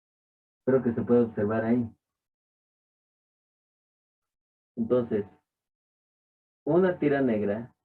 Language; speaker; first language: Spanish; native; Spanish